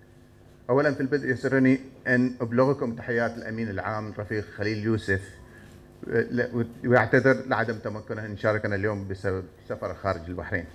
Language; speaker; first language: Arabic; native; Arabic